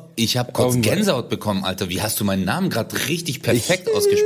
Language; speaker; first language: German; early bilingual, other home language; Turkish